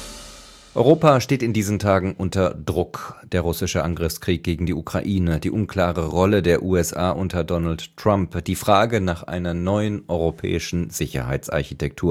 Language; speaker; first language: German; native; German